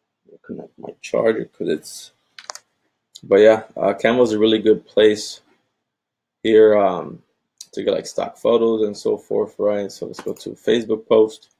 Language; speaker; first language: English; native; English